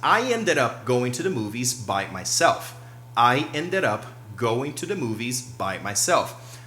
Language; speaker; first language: English; non-native, fluent; Portuguese